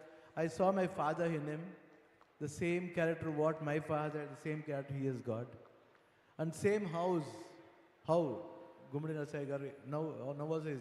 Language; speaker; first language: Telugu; non-native, learner; Kannada